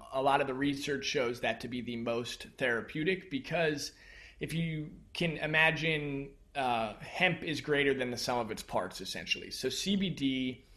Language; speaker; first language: English; native; English